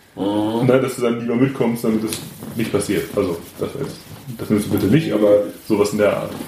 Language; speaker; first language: German; native; German